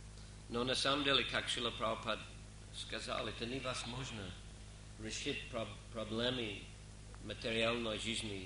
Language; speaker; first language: Russian; non-native, fluent; English